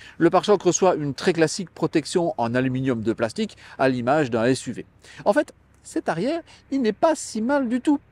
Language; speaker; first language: French; native; French